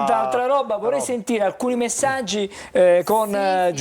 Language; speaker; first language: Italian; native; Italian